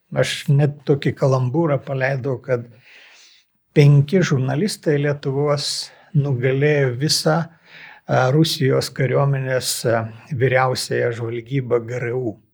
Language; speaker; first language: Lithuanian; native; Lithuanian